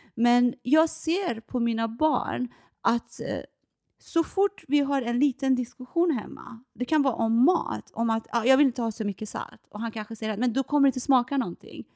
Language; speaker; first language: Swedish; non-native, fluent; Persian